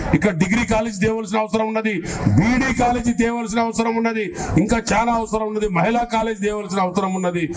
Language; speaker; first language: Telugu; non-native, local second language; Lambadi